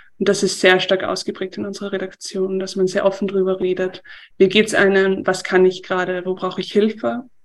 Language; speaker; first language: German; native; German